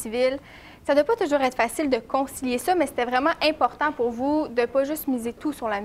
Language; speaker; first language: French; native; French